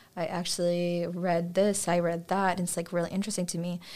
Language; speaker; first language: English; non-native, fluent; Russian